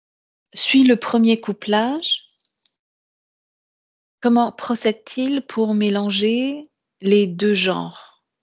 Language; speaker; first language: French; native; French